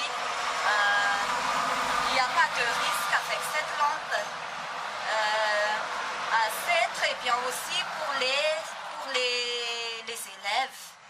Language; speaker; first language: French; non-native, local second language; Malagasy